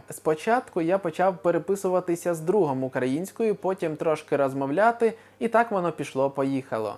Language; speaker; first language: Ukrainian; non-native, local second language; Russian